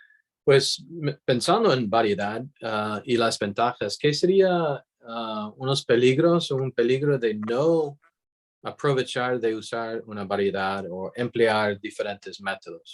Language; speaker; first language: Spanish; non-native, fluent; English